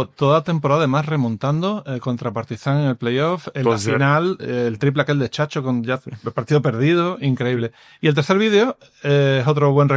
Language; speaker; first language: Spanish; native; Spanish